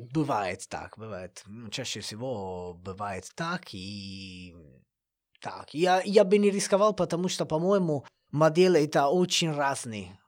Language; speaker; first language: Russian; non-native, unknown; Italian